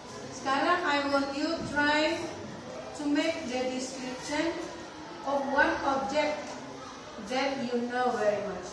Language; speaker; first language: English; non-native, learner; Indonesian